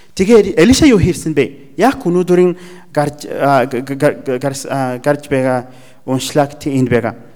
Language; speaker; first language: Mongolian; non-native, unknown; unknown